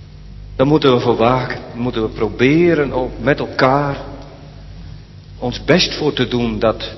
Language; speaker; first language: Dutch; native; Dutch